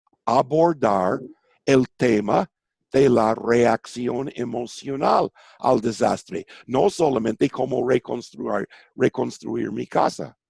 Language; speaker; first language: Spanish; non-native, fluent; English